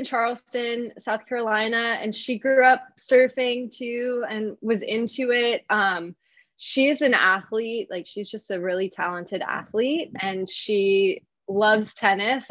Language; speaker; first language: English; native; English